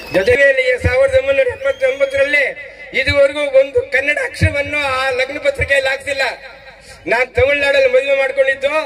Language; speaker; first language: Kannada; non-native, local second language; Telugu